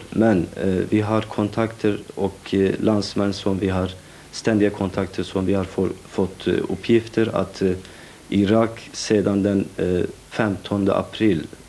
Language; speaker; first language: Swedish; non-native, fluent; Kurdish